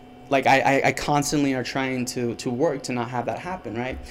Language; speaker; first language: English; early bilingual, other home language; Spanish